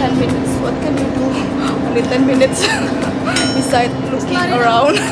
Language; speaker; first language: English; non-native, local second language; Indonesian